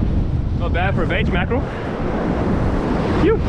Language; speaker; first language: English; native; English